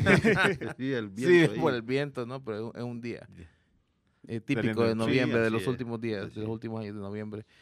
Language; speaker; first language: Spanish; native; Spanish